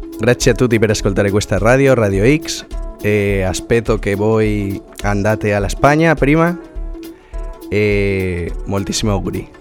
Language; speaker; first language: Italian; non-native, learner; Spanish